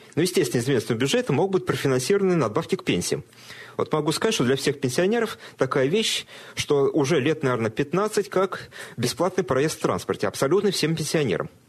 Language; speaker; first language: Russian; native; Russian